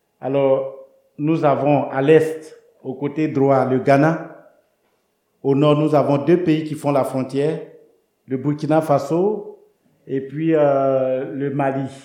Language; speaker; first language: French; non-native, local second language; Baoulé